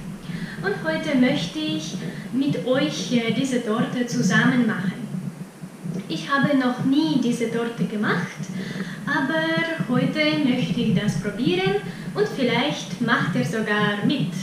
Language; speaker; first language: German; non-native, fluent; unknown